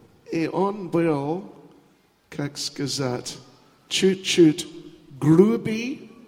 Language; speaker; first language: Russian; non-native, learner; English